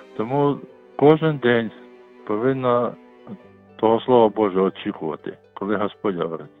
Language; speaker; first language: Ukrainian; non-native, local second language; Russian